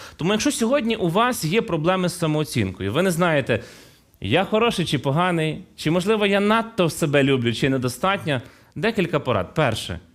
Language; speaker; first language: Ukrainian; non-native, local second language; Russian